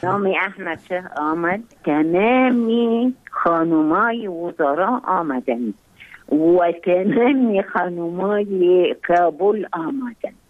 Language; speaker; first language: Persian; non-native, learner; Arabic